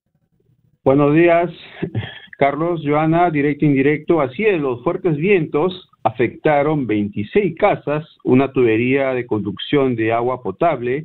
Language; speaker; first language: Spanish; native; Spanish